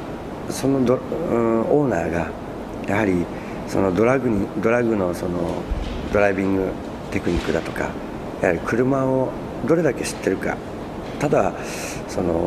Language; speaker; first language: Japanese; native; Japanese